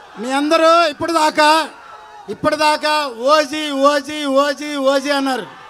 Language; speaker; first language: Telugu; native; Telugu